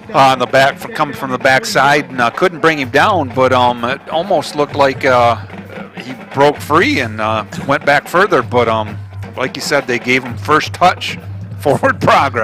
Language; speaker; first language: English; native; English